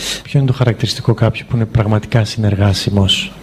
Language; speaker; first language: Greek; native; Greek